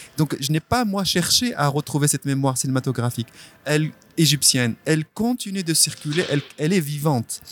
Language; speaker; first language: French; non-native, local second language; Arabic